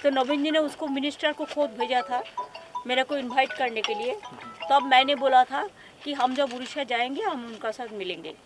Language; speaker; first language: Hindi; non-native, local second language; Bangla